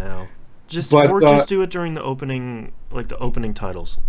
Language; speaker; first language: English; native; English